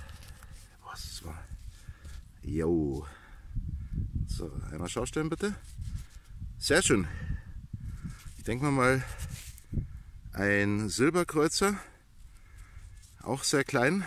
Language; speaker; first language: German; native; German